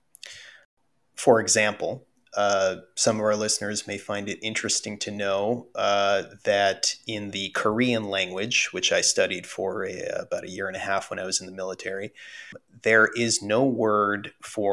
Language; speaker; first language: English; early bilingual, other home language; Russian